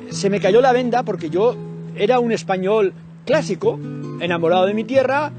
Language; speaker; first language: Spanish; native; Spanish